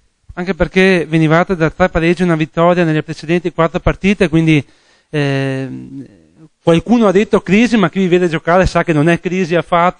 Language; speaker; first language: Italian; native; Italian